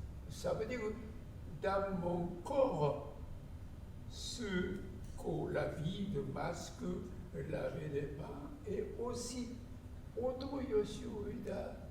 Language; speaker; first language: French; non-native, learner; Japanese